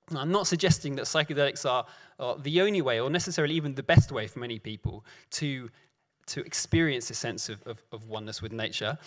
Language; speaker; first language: English; native; English